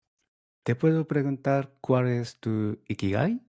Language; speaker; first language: Spanish; non-native, fluent; Japanese